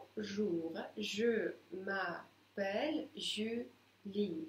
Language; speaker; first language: French; non-native, fluent; Russian